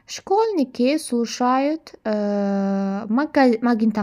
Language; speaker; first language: Russian; non-native, learner; Turkish